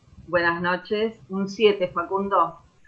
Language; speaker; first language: Spanish; native; Spanish